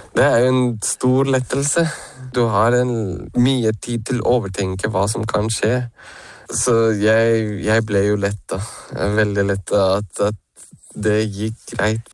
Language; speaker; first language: Norwegian; non-native, fluent; Lithuanian